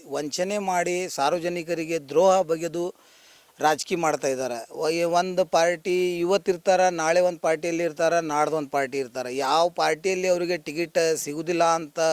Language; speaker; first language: Kannada; native; Kannada